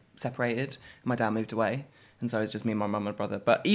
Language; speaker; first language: English; native; English